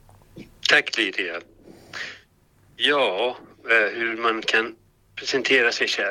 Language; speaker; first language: Swedish; non-native, fluent; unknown